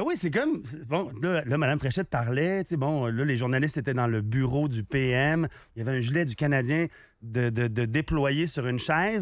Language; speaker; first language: French; native; French